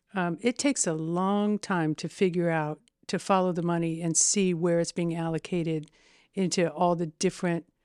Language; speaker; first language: English; native; English